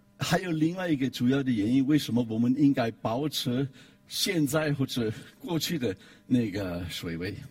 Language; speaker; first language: Chinese; non-native, fluent; German